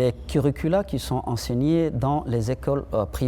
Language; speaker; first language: French; non-native, local second language; Somali